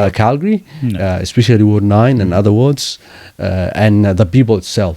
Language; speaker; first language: English; non-native, fluent; Somali